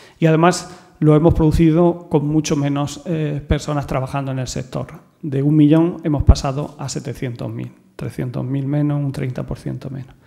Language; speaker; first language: Spanish; native; Spanish